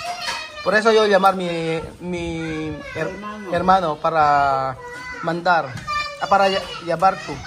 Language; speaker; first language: Spanish; non-native, learner; Filipino